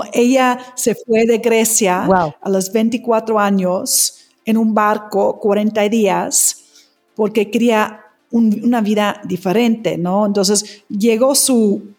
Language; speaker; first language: Spanish; non-native, fluent; English